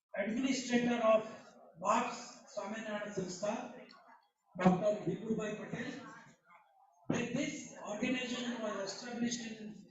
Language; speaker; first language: English; non-native, local second language; Gujarati